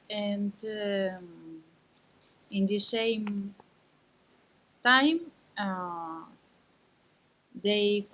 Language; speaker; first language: English; non-native, learner; Spanish